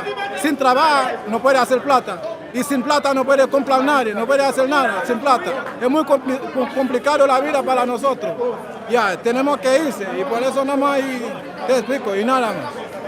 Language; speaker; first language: Spanish; non-native, learner; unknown